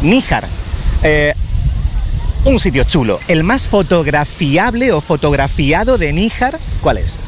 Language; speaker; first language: Spanish; native; Spanish